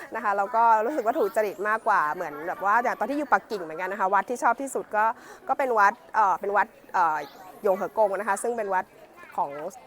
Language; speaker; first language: Thai; native; Thai